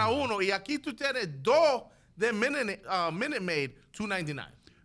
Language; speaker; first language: Spanish; early bilingual, heritage; Spanish